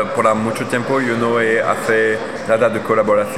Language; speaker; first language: Spanish; non-native, learner; French